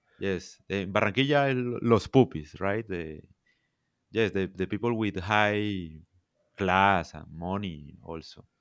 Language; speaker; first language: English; non-native, learner; Spanish